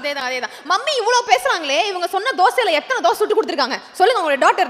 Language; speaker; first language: Tamil; native; Tamil